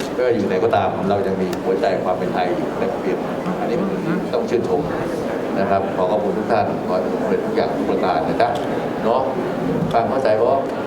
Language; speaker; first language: Thai; native; Thai